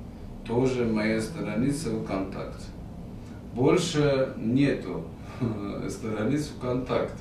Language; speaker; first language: Russian; non-native, fluent; Persian